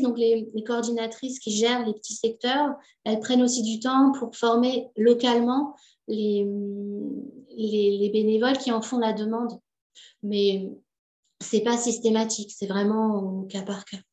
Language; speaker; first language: French; native; French